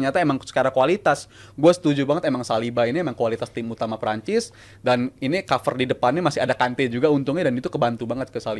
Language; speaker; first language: Indonesian; native; Indonesian